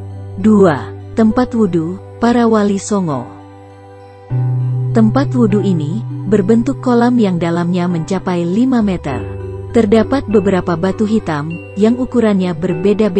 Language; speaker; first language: Indonesian; native; Indonesian